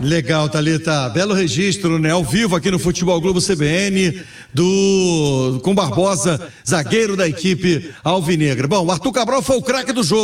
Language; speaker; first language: Portuguese; native; Portuguese